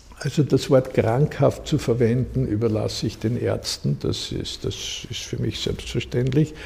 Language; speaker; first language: German; native; German